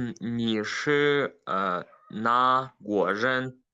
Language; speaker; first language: Chinese; non-native, learner; Kyrgyz